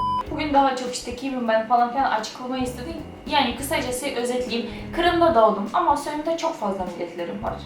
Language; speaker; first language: Turkish; non-native, fluent; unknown